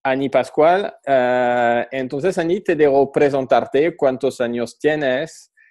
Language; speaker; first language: Spanish; non-native, fluent; French